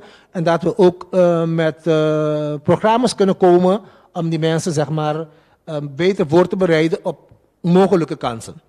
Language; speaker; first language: Dutch; non-native, local second language; Papiamento